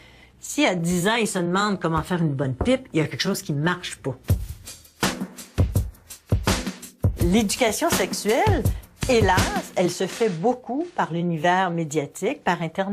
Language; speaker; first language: French; native; French